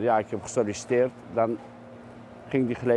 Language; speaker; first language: Dutch; non-native, fluent; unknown